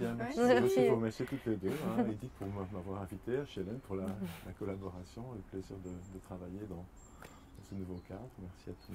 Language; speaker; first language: French; native; French